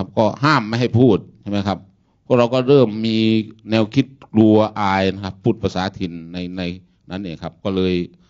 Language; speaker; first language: Thai; non-native, local second language; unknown